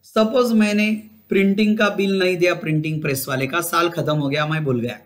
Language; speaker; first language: Hindi; non-native, local second language; Marathi